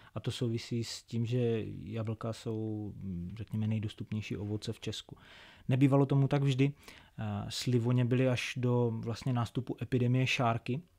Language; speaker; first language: Czech; native; Czech